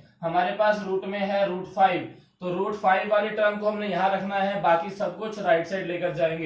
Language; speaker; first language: Hindi; native; Hindi